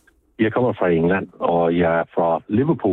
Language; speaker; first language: Danish; non-native, fluent; English